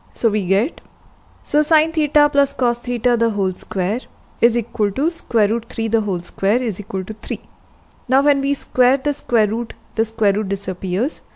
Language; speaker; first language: English; non-native, local second language; Hindi